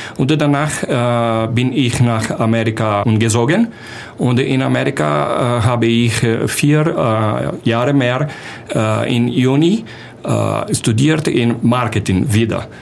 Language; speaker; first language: German; non-native, learner; Portuguese